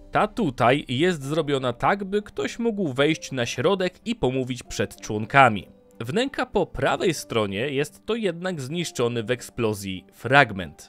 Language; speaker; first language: Polish; native; Polish